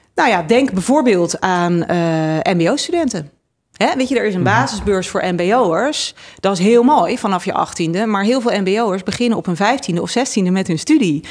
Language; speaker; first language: Dutch; native; Dutch